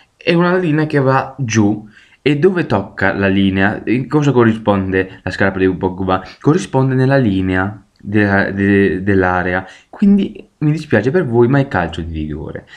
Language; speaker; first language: Italian; native; Italian